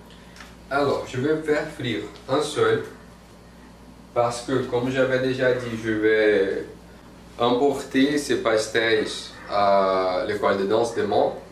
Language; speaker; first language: French; non-native, fluent; Portuguese